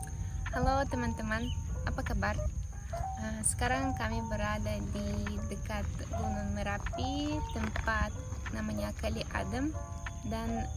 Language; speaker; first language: Indonesian; non-native, fluent; Russian